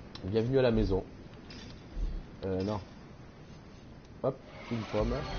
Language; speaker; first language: French; native; French